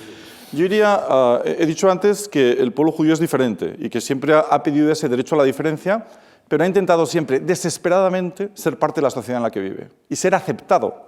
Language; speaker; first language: Spanish; native; Spanish